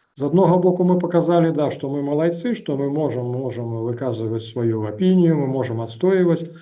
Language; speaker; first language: Belarusian; non-native, local second language; Russian